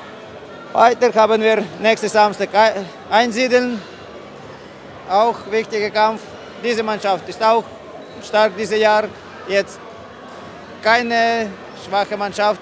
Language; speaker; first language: German; non-native, learner; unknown